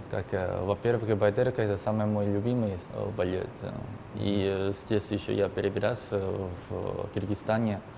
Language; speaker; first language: Russian; non-native, learner; Korean